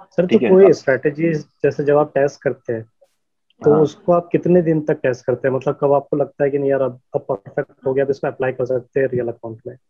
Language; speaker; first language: Hindi; native; Hindi